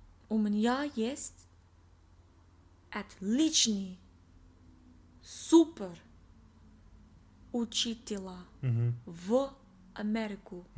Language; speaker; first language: Russian; non-native, learner; English